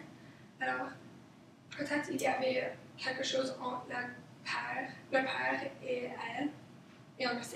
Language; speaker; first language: French; non-native, local second language; English